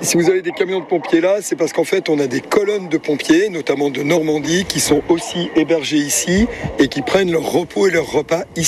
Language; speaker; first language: French; native; French